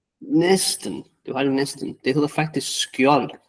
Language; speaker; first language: Danish; native; Danish